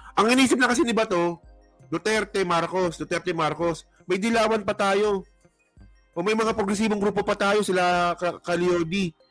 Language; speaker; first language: Filipino; non-native, local second language; Hiligaynon